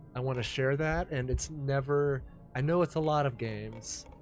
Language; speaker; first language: English; native; English